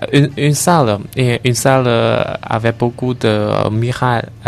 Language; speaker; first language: French; non-native, learner; Chinese